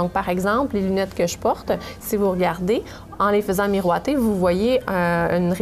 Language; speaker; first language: French; native; French